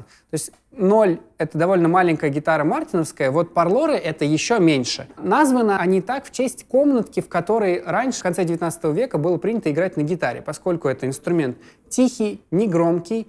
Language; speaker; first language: Russian; native; Russian